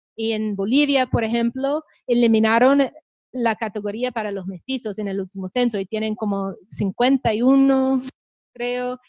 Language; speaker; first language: Spanish; non-native, fluent; English